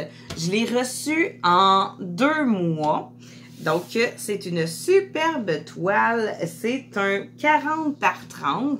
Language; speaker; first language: French; native; French